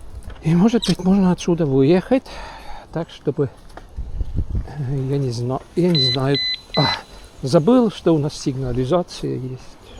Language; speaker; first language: Russian; non-native, local second language; Estonian